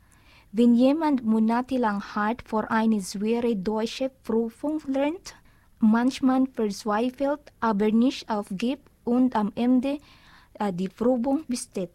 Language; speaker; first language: German; non-native, learner; Filipino